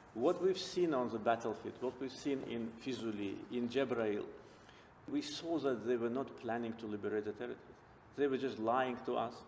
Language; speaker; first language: English; non-native, fluent; Azerbaijani